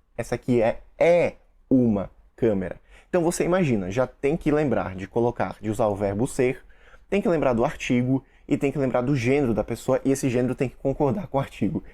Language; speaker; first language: Portuguese; early bilingual, other home language; Russian